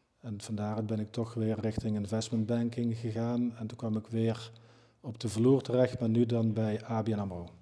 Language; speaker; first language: Dutch; native; Dutch